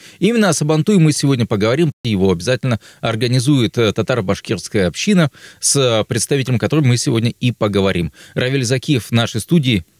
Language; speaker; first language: Russian; native; Russian